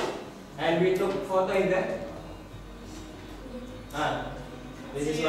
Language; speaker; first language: English; non-native, learner; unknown